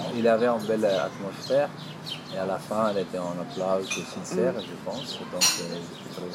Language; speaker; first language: French; non-native, fluent; Italian